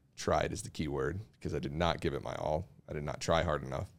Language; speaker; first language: English; native; English